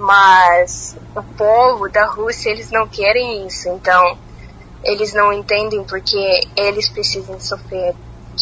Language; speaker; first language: Portuguese; non-native, fluent; Russian